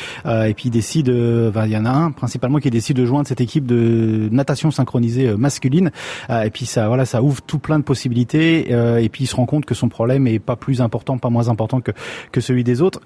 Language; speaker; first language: French; native; French